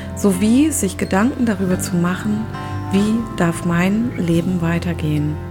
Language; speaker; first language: German; native; German